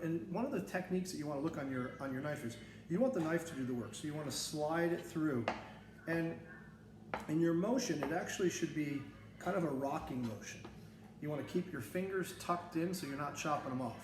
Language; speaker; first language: English; native; English